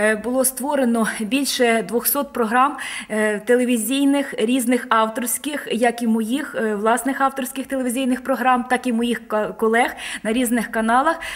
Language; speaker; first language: Ukrainian; native; Ukrainian